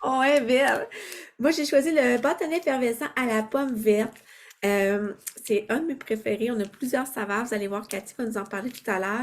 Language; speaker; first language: French; native; French